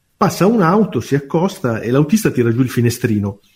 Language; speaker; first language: Italian; native; Italian